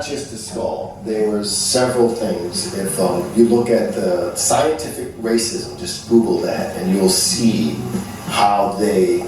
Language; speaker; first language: English; native; English